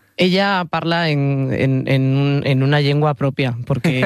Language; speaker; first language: Catalan; non-native, learner; Spanish